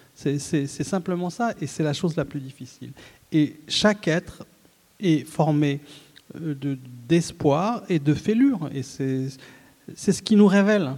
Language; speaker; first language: French; early bilingual, other home language; Arabic